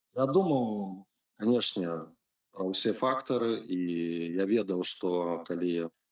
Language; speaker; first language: Belarusian; non-native, local second language; Russian